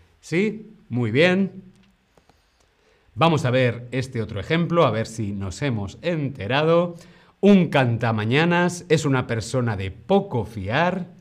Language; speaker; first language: Spanish; native; Spanish